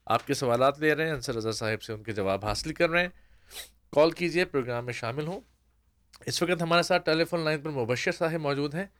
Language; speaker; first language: Urdu; native; Urdu